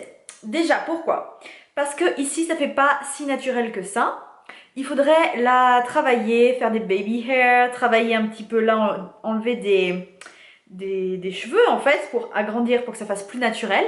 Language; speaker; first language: French; native; French